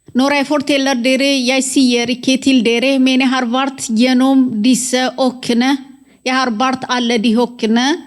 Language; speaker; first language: Norwegian; non-native, fluent; Amharic